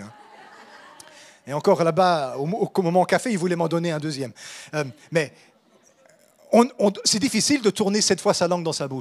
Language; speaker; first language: French; native; French